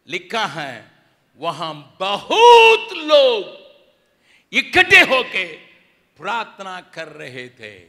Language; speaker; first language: Hindi; non-native, local second language; Tamil